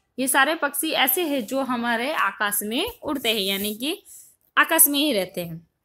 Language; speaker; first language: Hindi; non-native, local second language; Gujarati